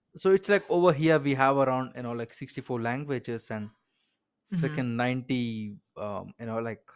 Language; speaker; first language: English; non-native, local second language; Kannada